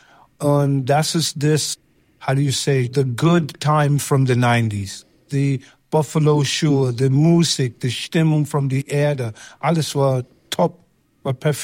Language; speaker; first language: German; non-native, fluent; English